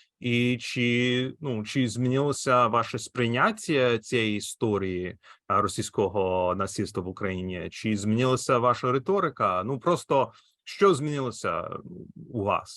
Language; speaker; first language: Ukrainian; non-native, fluent; English